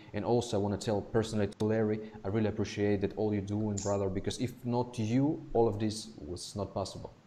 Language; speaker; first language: English; non-native, fluent; Russian